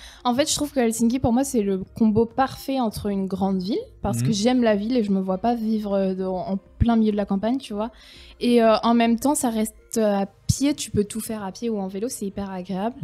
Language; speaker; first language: French; native; French